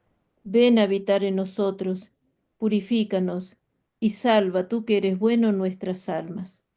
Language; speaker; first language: Spanish; native; Spanish